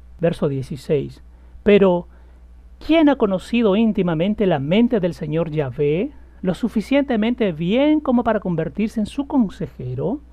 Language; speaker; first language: Spanish; native; Spanish